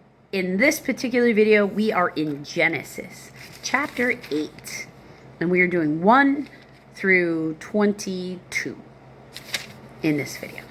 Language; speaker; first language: English; native; English